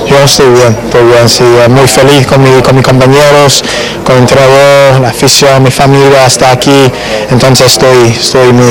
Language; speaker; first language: Spanish; non-native, learner; English